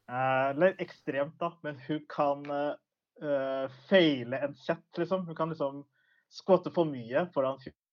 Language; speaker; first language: Norwegian; early bilingual, other home language; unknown